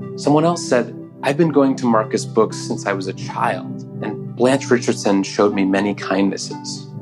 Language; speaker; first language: English; native; English